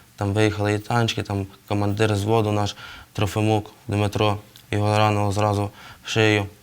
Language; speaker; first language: Ukrainian; native; Ukrainian